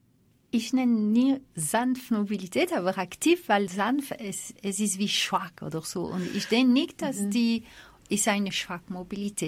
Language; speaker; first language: German; non-native, fluent; French